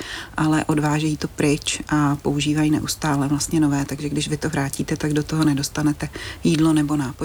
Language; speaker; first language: Czech; native; Czech